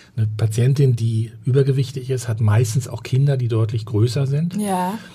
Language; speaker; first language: German; native; German